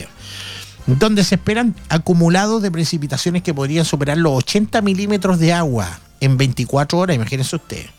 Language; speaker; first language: Spanish; native; Spanish